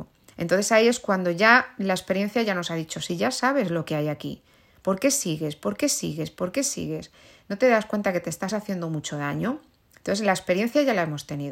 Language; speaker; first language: Spanish; native; Spanish